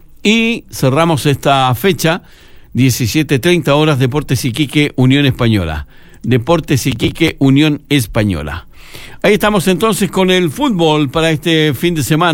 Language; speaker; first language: Spanish; native; Spanish